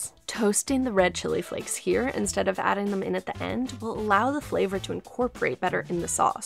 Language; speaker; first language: English; native; English